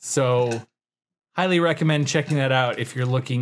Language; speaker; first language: English; native; English